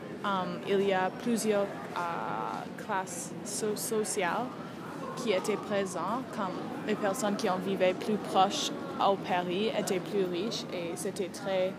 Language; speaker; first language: French; non-native, learner; English